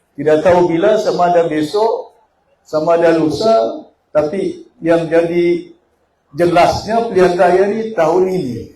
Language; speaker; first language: Malay; native; Malay